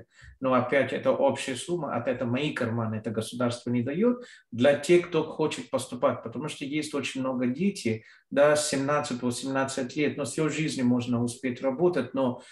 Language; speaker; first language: Russian; non-native, fluent; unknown